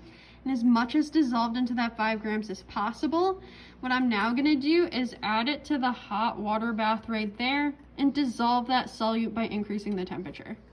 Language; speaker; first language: English; native; English